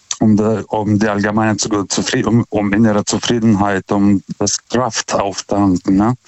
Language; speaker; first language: German; non-native, fluent; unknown